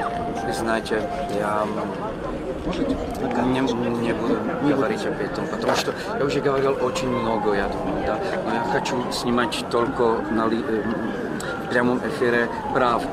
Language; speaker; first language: Russian; non-native, learner; Czech